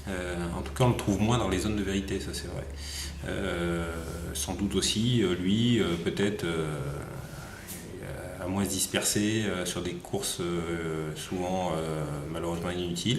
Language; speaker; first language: French; native; French